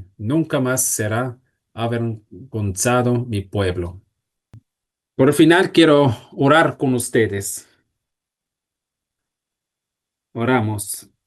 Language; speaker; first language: Spanish; non-native, fluent; German